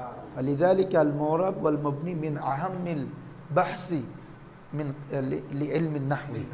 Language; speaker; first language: Arabic; non-native, fluent; Bangla